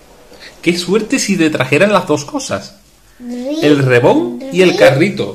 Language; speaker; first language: Spanish; native; Spanish